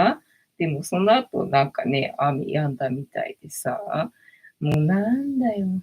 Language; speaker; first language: Japanese; native; Japanese